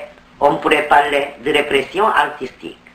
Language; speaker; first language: French; non-native, fluent; Korean